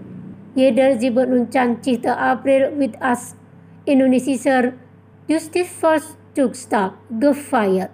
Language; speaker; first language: German; non-native, fluent; Indonesian